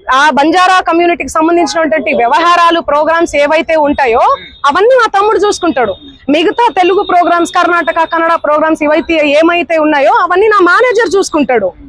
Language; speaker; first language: Telugu; non-native, local second language; Lambadi